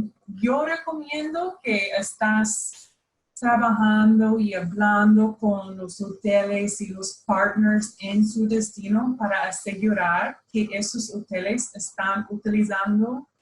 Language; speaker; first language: Spanish; non-native, fluent; English